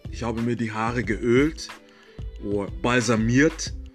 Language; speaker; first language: German; non-native, fluent; English